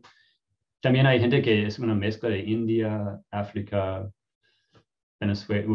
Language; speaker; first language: Spanish; non-native, fluent; English